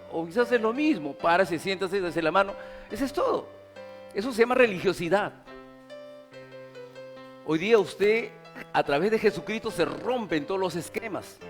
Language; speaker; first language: Spanish; native; Spanish